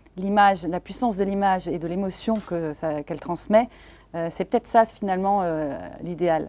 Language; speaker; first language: French; native; French